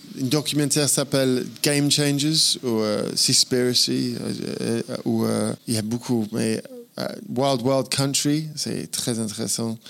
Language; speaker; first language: French; non-native, fluent; English